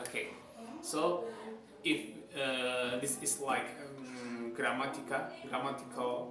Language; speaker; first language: English; non-native, learner; Javanese